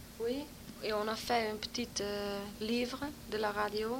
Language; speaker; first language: French; non-native, learner; Dutch